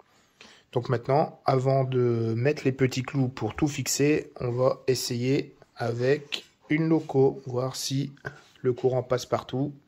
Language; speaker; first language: French; native; French